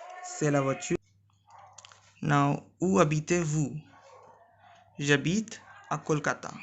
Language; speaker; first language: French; non-native, learner; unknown